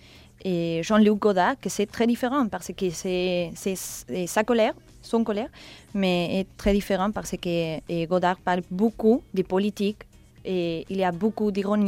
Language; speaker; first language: French; non-native, learner; Spanish